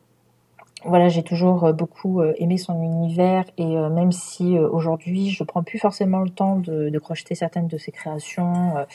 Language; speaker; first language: French; native; French